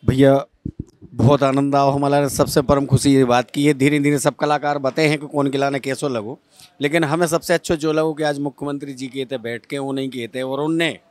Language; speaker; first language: Hindi; native; Hindi